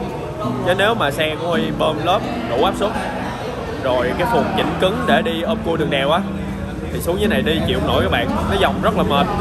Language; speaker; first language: Vietnamese; native; Vietnamese